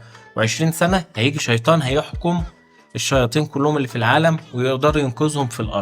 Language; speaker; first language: Arabic; native; Arabic